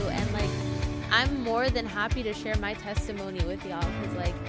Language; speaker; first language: English; early bilingual, other home language; Spanish